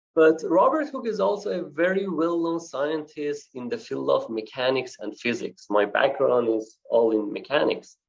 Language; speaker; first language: English; non-native, fluent; Persian